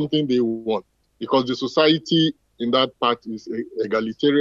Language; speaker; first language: English; non-native, local second language; Igbo